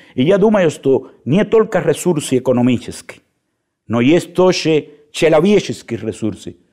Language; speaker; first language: Russian; non-native, fluent; Spanish